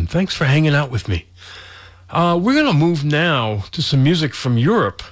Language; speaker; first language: English; native; English